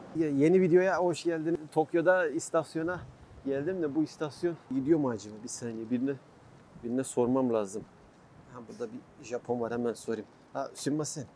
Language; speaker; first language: Turkish; native; Turkish